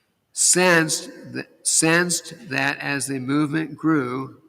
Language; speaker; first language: English; native; English